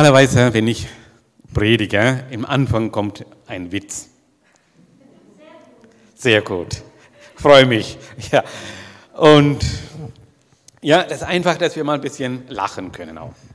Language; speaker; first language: German; non-native, learner; Sinhala